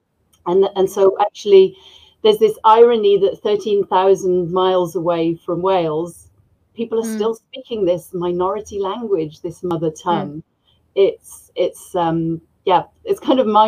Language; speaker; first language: English; native; English